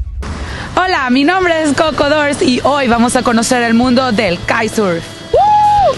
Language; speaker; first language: Spanish; native; Spanish